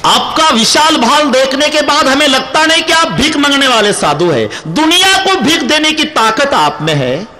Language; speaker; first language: Hindi; non-native, local second language; Marathi